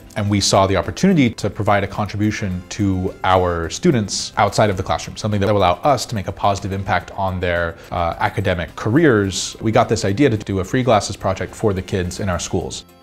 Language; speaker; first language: English; native; English